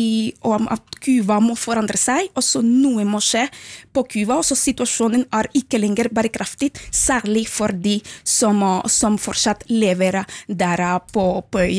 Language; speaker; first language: Norwegian; non-native, fluent; Spanish